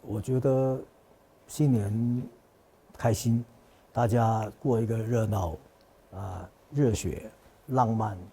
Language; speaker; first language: Chinese; non-native, fluent; Cantonese